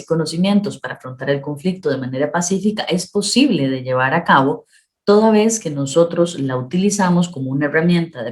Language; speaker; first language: Spanish; native; Spanish